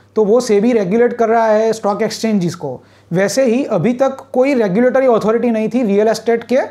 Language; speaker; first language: Hindi; non-native, local second language; Gujarati